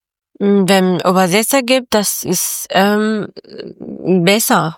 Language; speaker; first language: German; non-native, learner; Persian